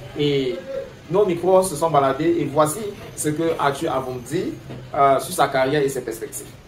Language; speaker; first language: French; native; French